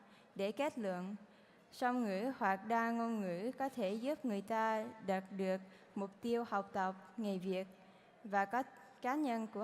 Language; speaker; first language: Vietnamese; early bilingual, heritage; Vietnamese